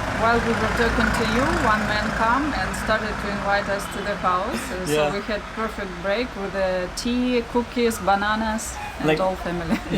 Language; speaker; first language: English; non-native, fluent; Russian